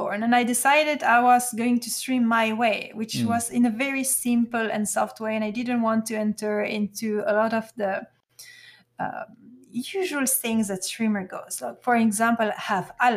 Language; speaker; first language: English; non-native, fluent; French